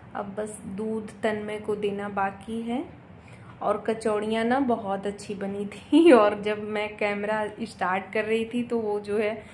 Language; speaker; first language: Hindi; native; Hindi